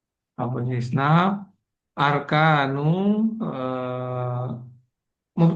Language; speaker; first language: Arabic; non-native, learner; Indonesian